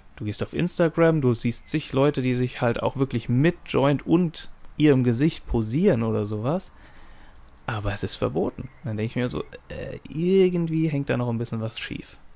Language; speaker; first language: German; native; German